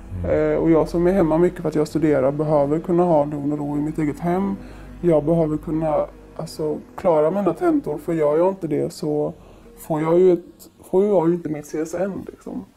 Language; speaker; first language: Swedish; native; Swedish